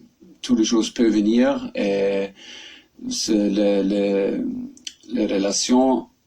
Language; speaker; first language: French; non-native, learner; German